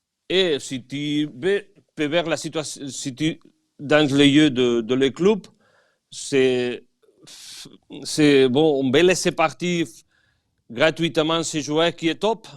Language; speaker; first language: French; non-native, fluent; Catalan